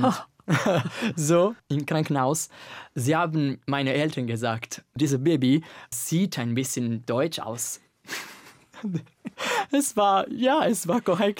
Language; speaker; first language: German; non-native, fluent; Italian